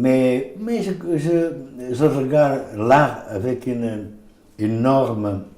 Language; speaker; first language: French; non-native, fluent; Portuguese